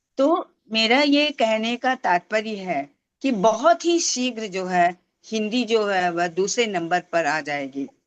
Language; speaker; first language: Hindi; non-native, local second language; Tamil